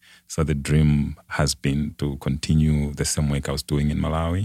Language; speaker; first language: English; non-native, local second language; Nyanja